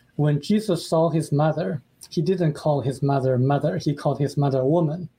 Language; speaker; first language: English; non-native, fluent; Chinese